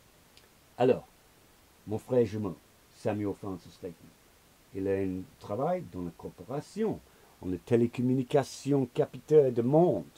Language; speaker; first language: French; non-native, learner; English